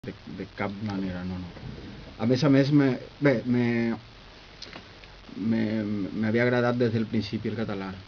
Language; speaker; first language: Catalan; non-native, fluent; Spanish